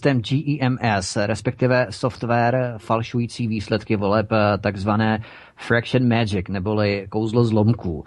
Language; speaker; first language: Czech; native; Czech